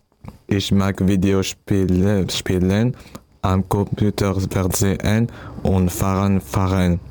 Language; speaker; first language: German; non-native, learner; French